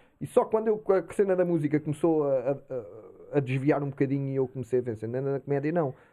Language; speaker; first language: Portuguese; early bilingual, heritage; Portuguese